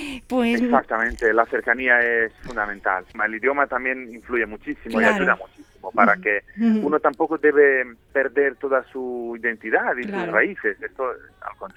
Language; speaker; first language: Spanish; non-native, fluent; Romanian